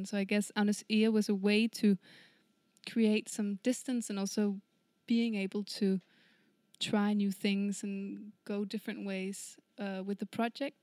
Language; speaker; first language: English; non-native, fluent; Danish